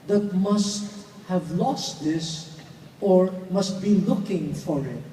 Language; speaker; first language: English; non-native, local second language; Filipino